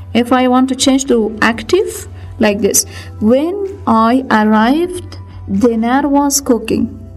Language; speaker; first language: English; non-native, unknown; Persian